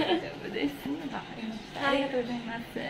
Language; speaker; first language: Japanese; non-native, learner; Filipino